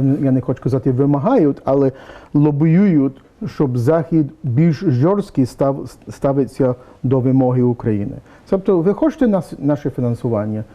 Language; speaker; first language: Ukrainian; early bilingual, heritage; English